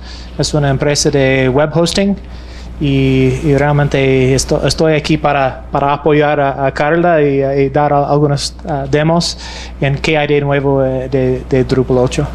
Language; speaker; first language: Spanish; non-native, fluent; English